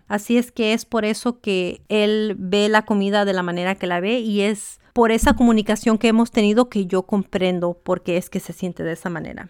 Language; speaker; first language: Spanish; early bilingual, heritage; Spanish